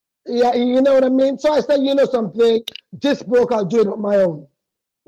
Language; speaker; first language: English; non-native, local second language; Krio